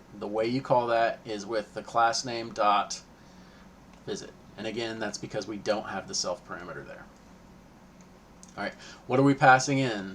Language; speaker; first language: English; native; English